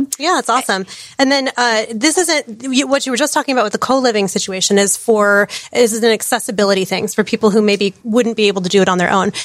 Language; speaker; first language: English; native; English